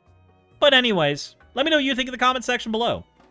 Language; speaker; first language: English; native; English